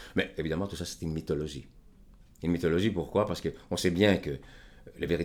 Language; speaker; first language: French; non-native, fluent; Greek